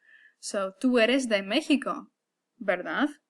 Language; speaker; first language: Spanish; non-native, fluent; English